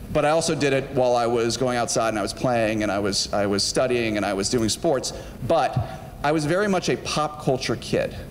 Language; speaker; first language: English; native; English